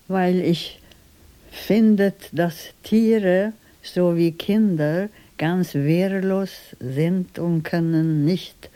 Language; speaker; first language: German; non-native, fluent; Swedish